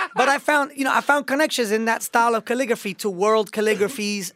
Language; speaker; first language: English; native; English